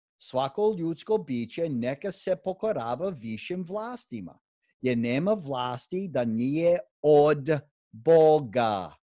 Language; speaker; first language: Croatian; early bilingual, heritage; Croatian